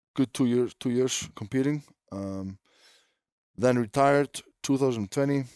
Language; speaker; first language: English; non-native, fluent; Icelandic